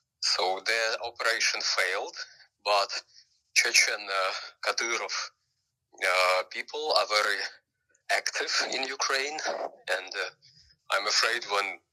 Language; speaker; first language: English; non-native, fluent; Ukrainian